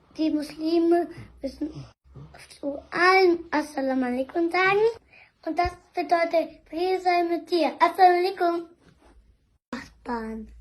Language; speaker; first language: German; early bilingual, other home language; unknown